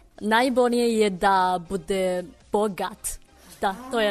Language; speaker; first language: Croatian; non-native, learner; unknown